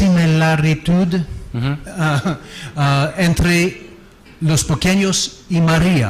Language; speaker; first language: Spanish; non-native, learner; English